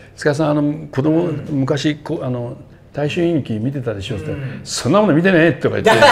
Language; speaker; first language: Japanese; native; Japanese